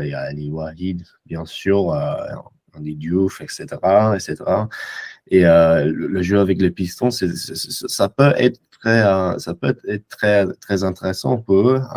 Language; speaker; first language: French; non-native, fluent; English